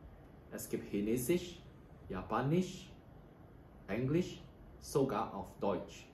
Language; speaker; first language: German; non-native, learner; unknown